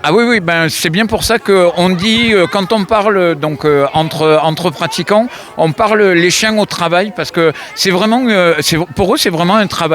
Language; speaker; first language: French; native; French